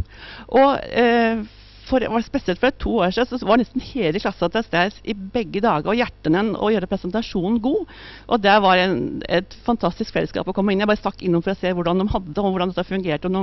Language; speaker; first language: Norwegian; native; Norwegian